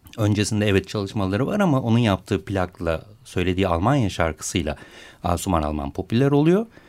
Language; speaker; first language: Turkish; native; Turkish